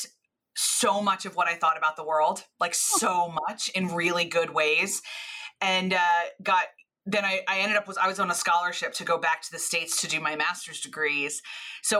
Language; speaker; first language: English; native; English